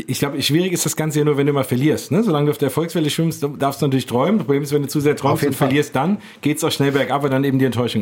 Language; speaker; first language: German; native; German